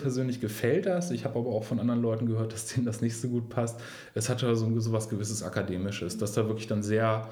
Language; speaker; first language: German; native; German